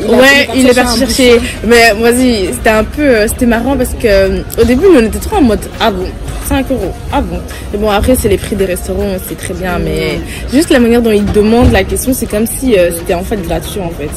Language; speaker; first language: French; native; French